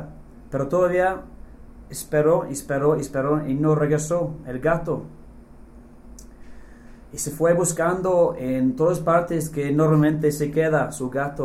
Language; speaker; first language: Spanish; non-native, fluent; English